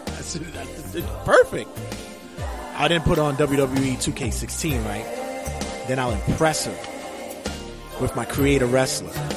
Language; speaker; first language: English; native; English